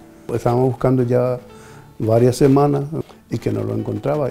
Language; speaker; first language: Spanish; native; Spanish